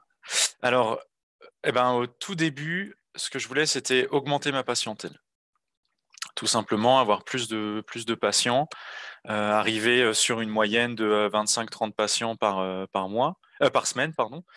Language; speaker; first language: French; native; French